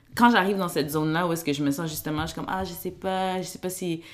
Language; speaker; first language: French; early bilingual, other home language; Kinyarwanda